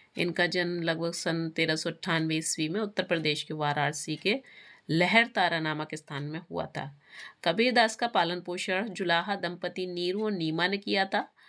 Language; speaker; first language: Hindi; native; Hindi